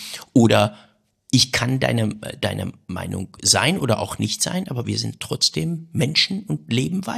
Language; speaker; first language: German; non-native, fluent; Persian